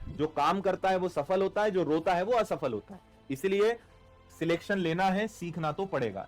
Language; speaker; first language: Hindi; native; Hindi